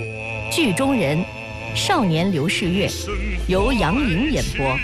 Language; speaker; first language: Chinese; native; Chinese